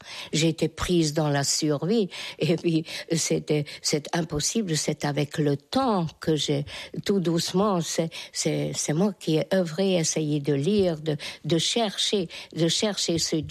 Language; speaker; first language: French; non-native, fluent; Hungarian